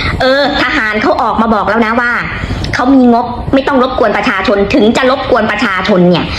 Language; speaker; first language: Thai; native; Thai